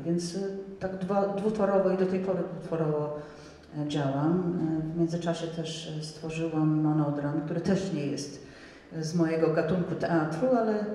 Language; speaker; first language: Polish; non-native, fluent; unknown